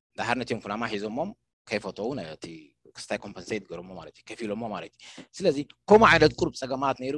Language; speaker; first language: Tigrinya; non-native, local second language; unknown